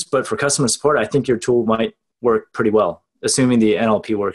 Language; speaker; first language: English; native; English